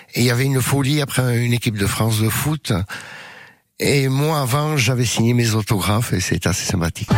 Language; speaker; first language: French; native; French